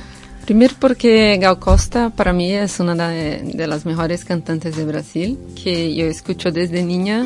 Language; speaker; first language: Spanish; non-native, fluent; Portuguese